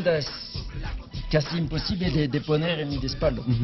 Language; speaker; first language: Spanish; non-native, learner; French